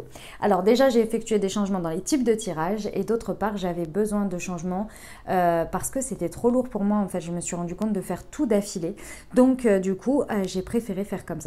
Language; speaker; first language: French; native; French